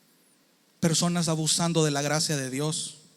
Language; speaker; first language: Spanish; native; Spanish